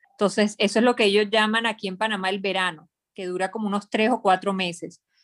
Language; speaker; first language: Spanish; native; Spanish